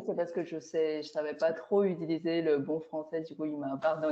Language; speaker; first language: French; non-native, fluent; Chinese